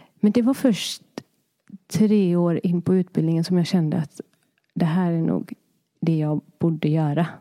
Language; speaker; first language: Swedish; early bilingual, other home language; Persian